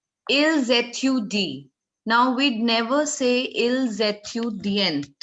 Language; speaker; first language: French; non-native, fluent; Hindi